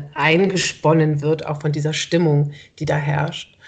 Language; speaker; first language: German; native; German